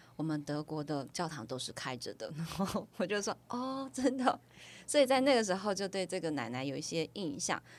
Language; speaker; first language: Chinese; native; Chinese